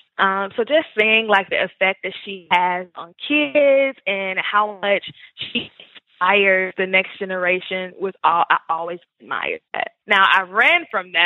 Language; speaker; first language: English; native; English